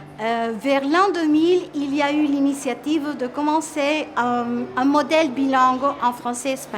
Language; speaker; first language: French; non-native, local second language; Spanish